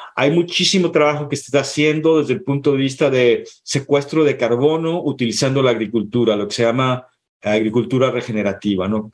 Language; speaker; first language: Spanish; native; Spanish